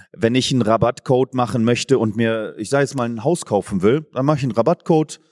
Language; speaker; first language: German; native; German